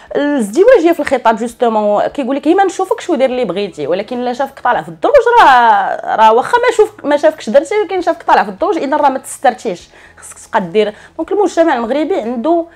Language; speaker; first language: Arabic; native; Arabic